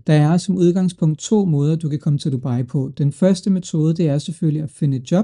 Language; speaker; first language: Danish; early bilingual, other home language; Urdu